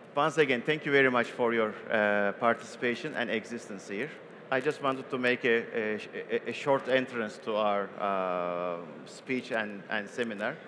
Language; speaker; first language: English; non-native, fluent; Turkish